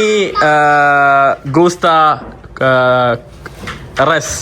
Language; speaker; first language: Spanish; non-native, learner; Malayalam